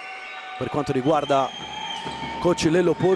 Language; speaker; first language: Italian; native; Italian